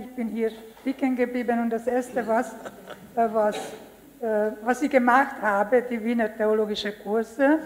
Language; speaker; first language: German; non-native, local second language; Hungarian